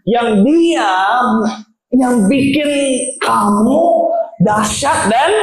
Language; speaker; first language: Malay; non-native, learner; English